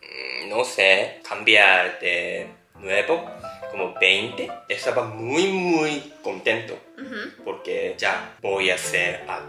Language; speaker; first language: Spanish; non-native, learner; Japanese